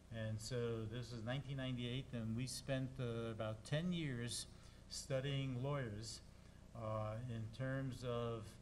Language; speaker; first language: English; native; English